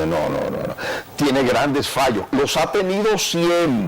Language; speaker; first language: Spanish; native; Spanish